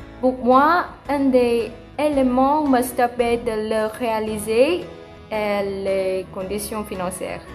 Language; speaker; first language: French; non-native, fluent; Vietnamese